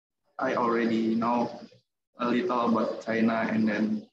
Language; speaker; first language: English; non-native, learner; Indonesian